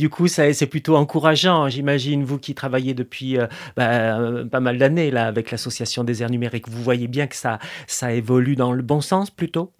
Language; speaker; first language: French; native; French